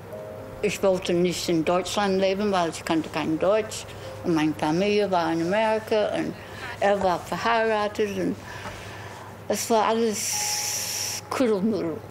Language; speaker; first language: German; non-native, fluent; English